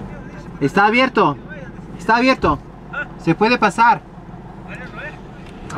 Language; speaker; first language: Spanish; non-native, learner; German